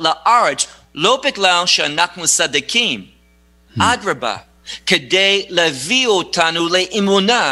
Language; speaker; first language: Hebrew; non-native, fluent; English